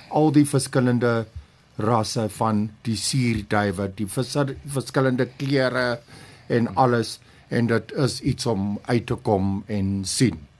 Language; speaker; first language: Afrikaans; non-native, local second language; English